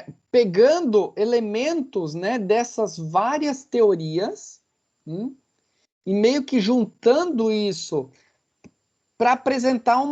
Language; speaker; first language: Portuguese; native; Portuguese